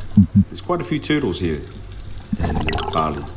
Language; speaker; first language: English; native; English